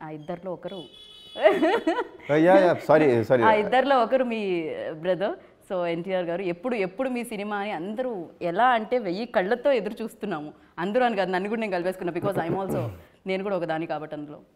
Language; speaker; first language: Telugu; native; Telugu